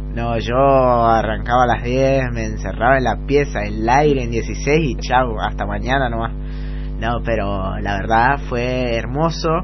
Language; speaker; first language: Spanish; non-native, fluent; Italian